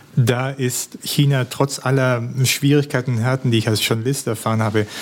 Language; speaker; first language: German; native; German